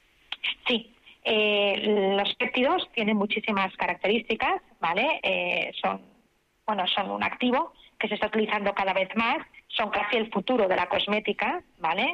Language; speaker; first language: Spanish; native; Spanish